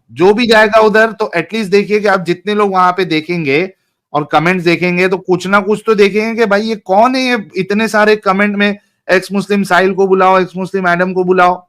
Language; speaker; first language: Hindi; native; Hindi